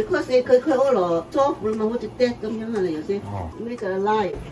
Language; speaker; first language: Cantonese; native; Cantonese